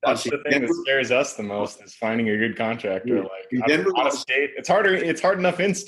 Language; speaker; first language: English; native; English